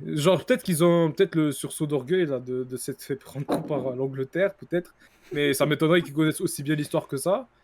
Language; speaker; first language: French; native; French